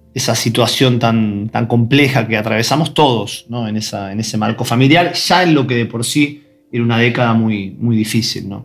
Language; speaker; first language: Spanish; native; Spanish